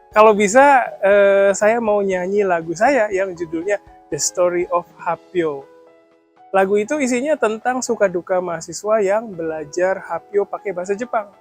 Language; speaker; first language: Indonesian; native; Indonesian